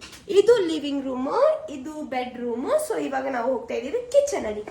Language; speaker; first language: Kannada; non-native, local second language; Hindi